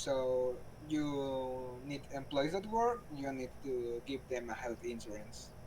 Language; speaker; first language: English; non-native, learner; Spanish